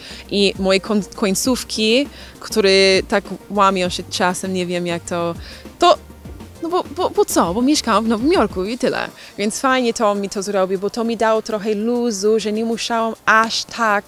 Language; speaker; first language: Polish; non-native, learner; English